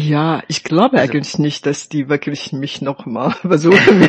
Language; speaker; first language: German; non-native, fluent; Chinese